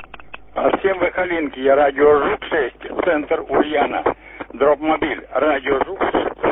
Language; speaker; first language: Russian; native; Russian